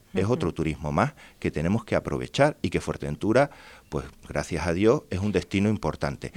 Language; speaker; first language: Spanish; native; Spanish